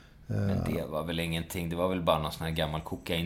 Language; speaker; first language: Swedish; native; Swedish